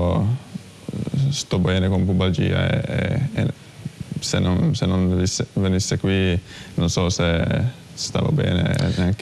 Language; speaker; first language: Italian; non-native, fluent; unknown